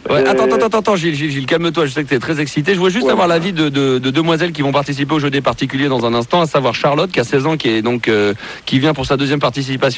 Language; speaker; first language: French; native; French